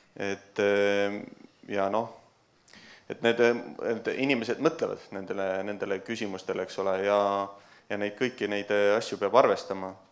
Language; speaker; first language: Estonian; native; Estonian